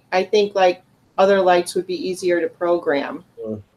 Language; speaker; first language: English; native; English